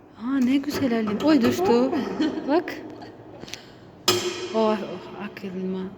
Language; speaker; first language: Turkish; non-native, learner; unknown